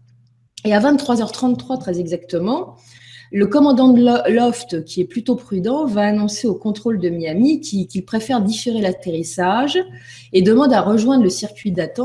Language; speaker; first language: French; native; French